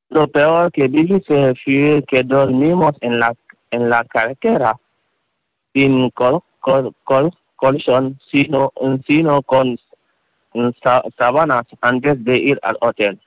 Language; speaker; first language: Spanish; non-native, learner; Wolof